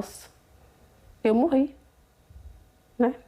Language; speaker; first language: Portuguese; native; Portuguese